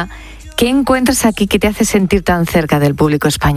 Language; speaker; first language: Spanish; native; Spanish